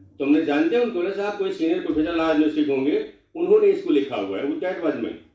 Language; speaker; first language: Hindi; non-native, local second language; Bhojpuri